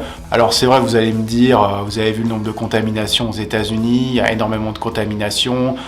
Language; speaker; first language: French; native; French